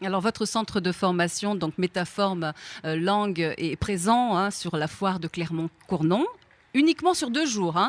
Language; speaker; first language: French; native; French